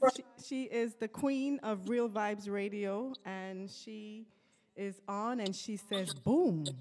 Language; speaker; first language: English; native; English